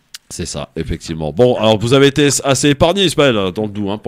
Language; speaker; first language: French; native; French